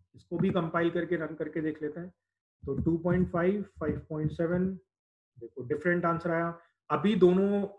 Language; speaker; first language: Hindi; native; Hindi